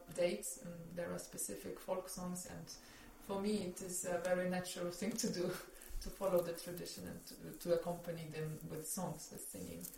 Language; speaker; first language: English; non-native, fluent; Ukrainian